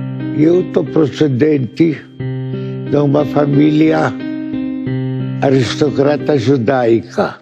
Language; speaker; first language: Portuguese; non-native, fluent; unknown